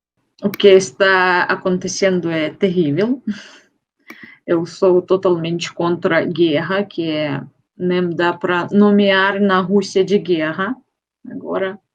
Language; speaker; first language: Portuguese; non-native, fluent; Russian